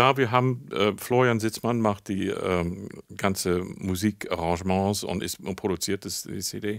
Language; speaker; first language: German; non-native, fluent; English